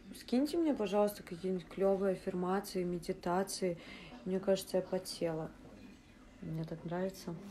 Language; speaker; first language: Russian; native; Russian